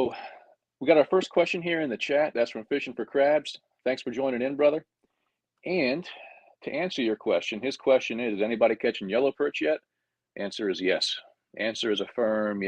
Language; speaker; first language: English; native; English